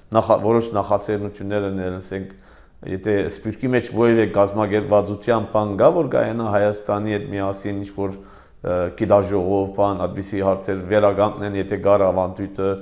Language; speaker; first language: Armenian; early bilingual, heritage; Armenian